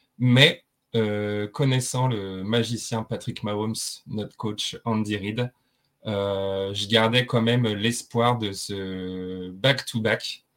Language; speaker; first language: French; native; French